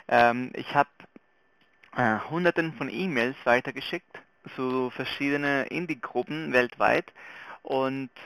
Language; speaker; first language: German; non-native, fluent; Spanish